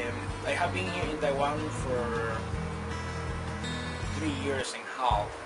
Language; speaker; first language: English; non-native, fluent; Spanish